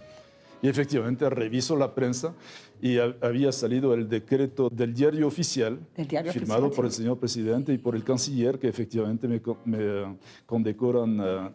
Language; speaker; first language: Spanish; non-native, fluent; French